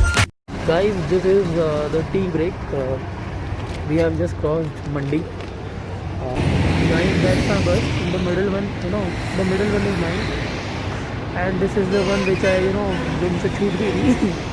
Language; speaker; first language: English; non-native, local second language; Hindi